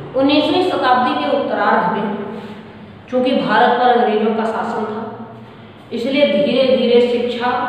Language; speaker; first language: Hindi; native; Hindi